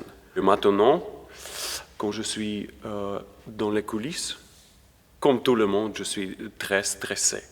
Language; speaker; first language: French; non-native, fluent; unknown